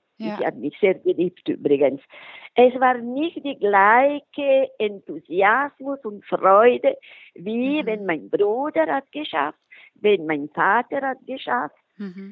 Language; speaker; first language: German; non-native, local second language; Italian